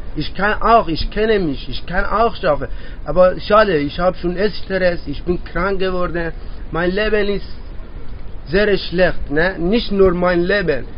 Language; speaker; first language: German; non-native, learner; Persian